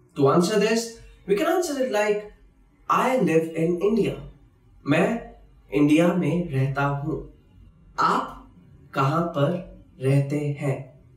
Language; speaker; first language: Hindi; native; Hindi